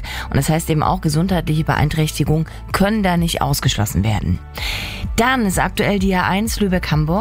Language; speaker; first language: German; native; German